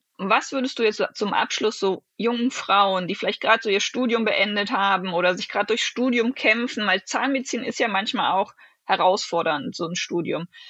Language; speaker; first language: German; native; German